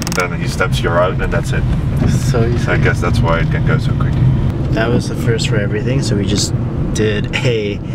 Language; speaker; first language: English; native; English